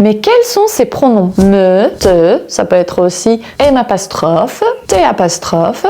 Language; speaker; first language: French; non-native, fluent; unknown